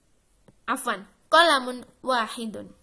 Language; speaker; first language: Arabic; non-native, fluent; Indonesian